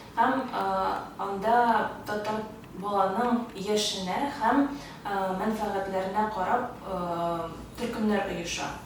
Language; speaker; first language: Tatar; early bilingual, heritage; Tatar